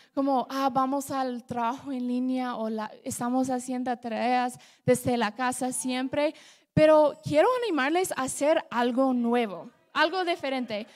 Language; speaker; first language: Spanish; non-native, fluent; English